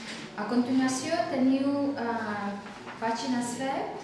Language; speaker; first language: Catalan; non-native, fluent; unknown